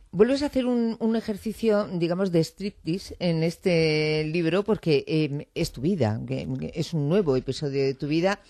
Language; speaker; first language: Spanish; native; Spanish